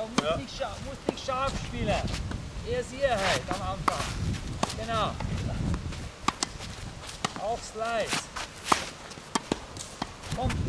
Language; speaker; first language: German; non-native, learner; Hungarian